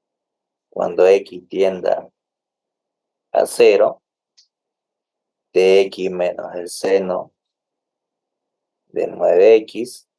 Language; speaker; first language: Spanish; native; Spanish